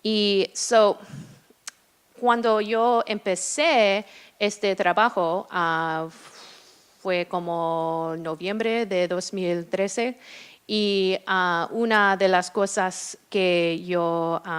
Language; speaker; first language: Spanish; non-native, fluent; English